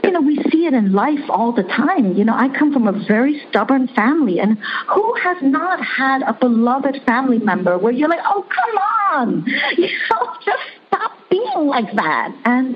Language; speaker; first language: English; early bilingual, other home language; Chinese